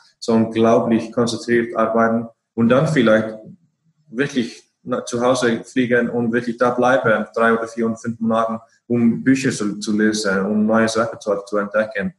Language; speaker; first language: German; non-native, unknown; Icelandic